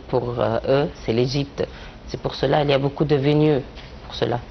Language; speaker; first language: French; non-native, learner; Arabic